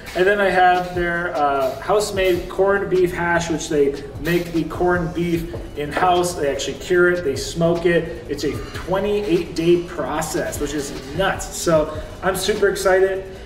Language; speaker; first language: English; native; English